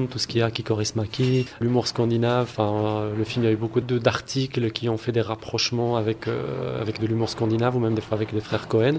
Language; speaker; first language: French; non-native, local second language; Arabic